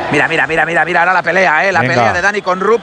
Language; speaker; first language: Spanish; native; Spanish